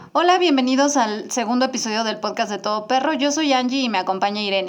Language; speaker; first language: Spanish; native; Spanish